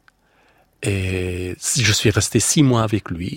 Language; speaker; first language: French; non-native, fluent; Persian